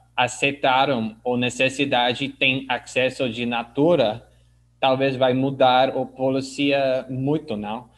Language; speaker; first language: Portuguese; non-native, learner; English